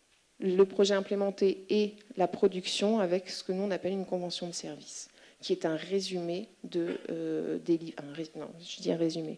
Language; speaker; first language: French; native; French